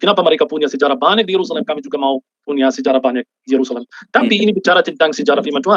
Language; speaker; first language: Indonesian; non-native, fluent; Arabic